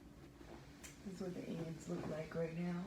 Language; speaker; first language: English; native; English